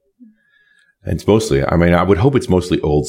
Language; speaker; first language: English; native; English